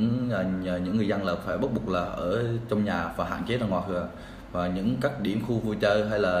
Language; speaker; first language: Vietnamese; native; Vietnamese